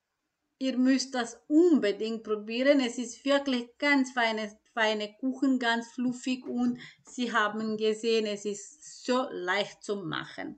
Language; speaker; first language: German; non-native, fluent; Croatian